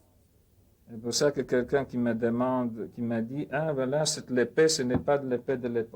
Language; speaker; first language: French; non-native, fluent; Polish